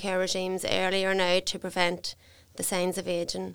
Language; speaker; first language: English; native; English